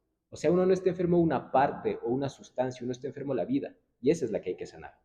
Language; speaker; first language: Spanish; native; Spanish